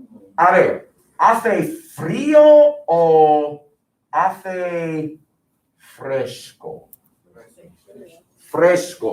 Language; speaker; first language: Spanish; non-native, fluent; English